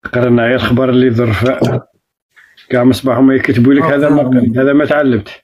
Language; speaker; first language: Arabic; native; Arabic